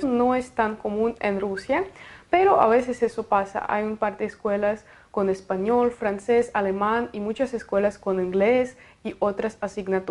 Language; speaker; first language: Spanish; non-native, fluent; Russian